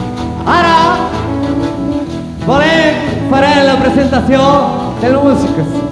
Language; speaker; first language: Catalan; non-native, learner; Galician